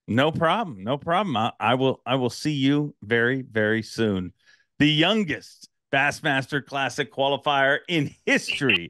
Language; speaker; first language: English; native; English